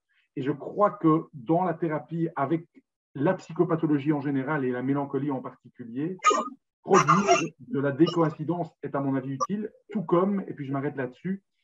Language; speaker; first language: French; native; French